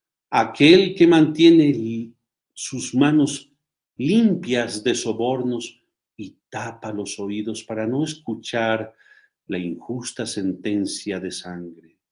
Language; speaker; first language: Spanish; native; Spanish